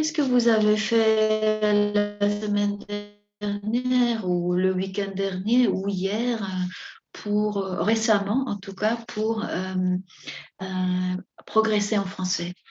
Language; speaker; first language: French; non-native, fluent; Spanish